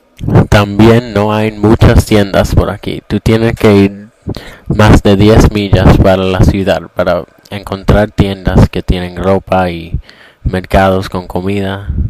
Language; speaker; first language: Spanish; non-native, learner; English